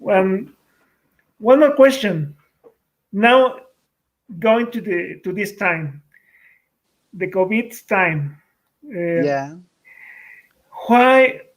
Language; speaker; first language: English; non-native, fluent; Spanish